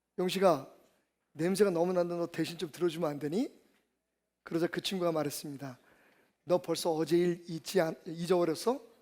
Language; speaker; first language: Korean; native; Korean